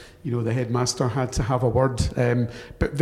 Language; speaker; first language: English; native; English